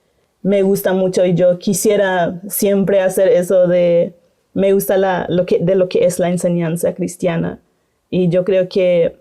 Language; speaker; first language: Spanish; non-native, local second language; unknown